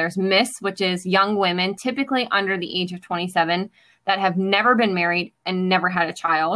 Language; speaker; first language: English; native; English